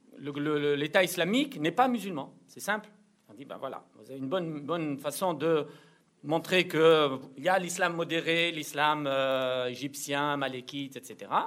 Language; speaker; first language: French; non-native, local second language; Arabic